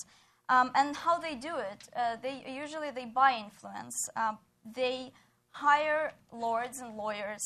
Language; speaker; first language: English; non-native, fluent; Ukrainian